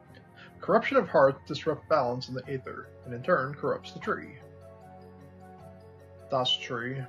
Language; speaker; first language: English; native; English